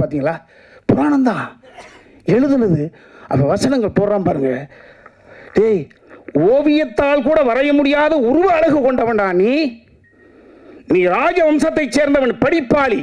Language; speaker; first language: Tamil; native; Tamil